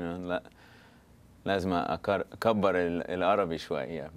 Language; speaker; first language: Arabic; early bilingual, heritage; English